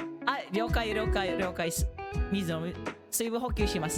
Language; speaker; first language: Japanese; non-native, fluent; English